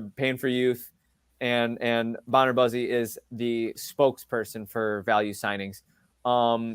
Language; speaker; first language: English; native; English